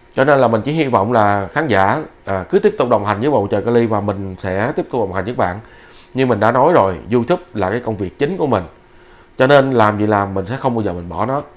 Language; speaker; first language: Vietnamese; native; Vietnamese